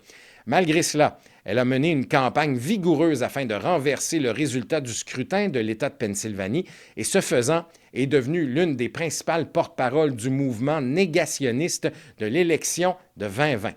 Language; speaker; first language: French; native; French